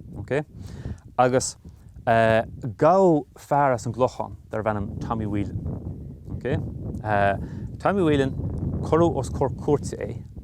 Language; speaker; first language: Irish; native; Irish